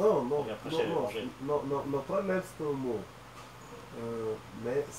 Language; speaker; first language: French; non-native, learner; Wolof